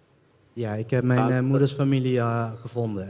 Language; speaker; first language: Dutch; early bilingual, other home language; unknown